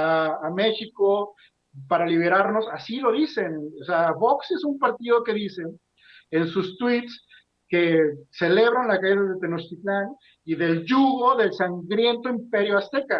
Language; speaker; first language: Spanish; native; Spanish